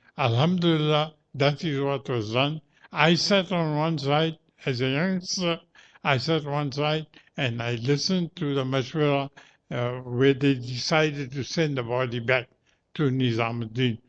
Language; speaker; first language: English; native; English